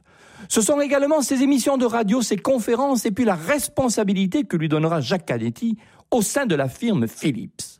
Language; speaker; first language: French; native; French